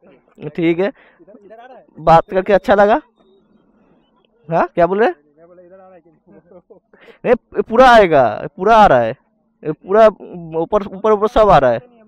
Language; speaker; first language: Hindi; non-native, local second language; Bangla